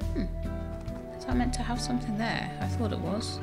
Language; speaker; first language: English; native; English